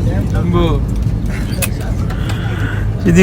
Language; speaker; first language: French; non-native, local second language; Lingala